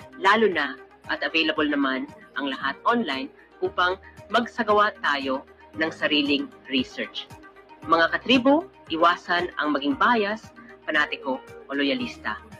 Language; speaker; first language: Filipino; native; Filipino